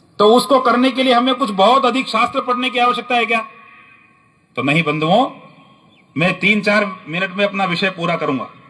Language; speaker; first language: Hindi; native; Hindi